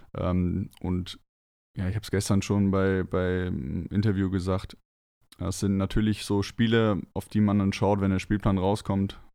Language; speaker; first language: German; native; German